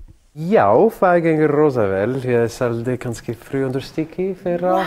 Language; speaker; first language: Icelandic; non-native, learner; French